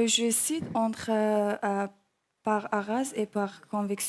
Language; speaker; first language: French; non-native, learner; English